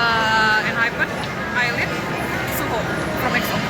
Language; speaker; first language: English; non-native, learner; Indonesian